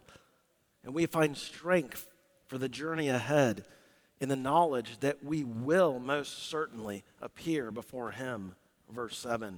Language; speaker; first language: English; native; English